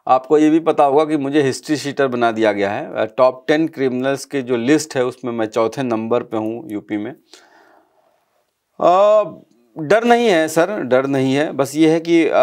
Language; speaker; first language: Hindi; native; Hindi